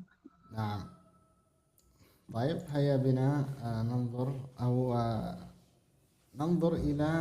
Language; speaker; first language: Arabic; non-native, fluent; Indonesian